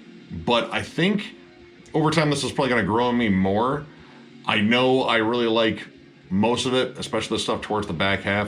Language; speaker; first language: English; native; English